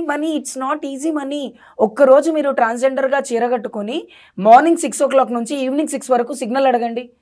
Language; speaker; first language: Telugu; native; Telugu